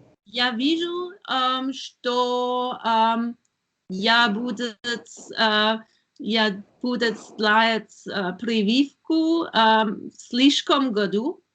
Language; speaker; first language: Russian; non-native, learner; German